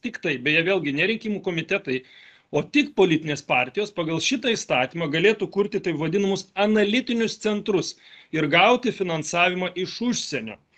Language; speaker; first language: Lithuanian; native; Lithuanian